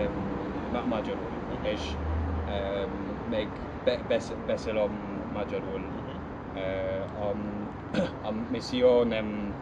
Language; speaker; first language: Hungarian; non-native, learner; English